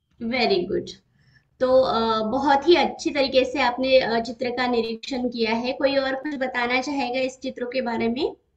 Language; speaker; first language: Hindi; non-native, local second language; Marathi